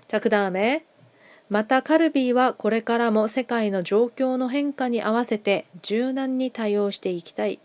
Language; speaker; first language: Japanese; non-native, fluent; Korean